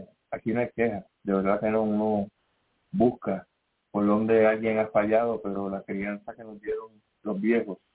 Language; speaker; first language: Spanish; native; Spanish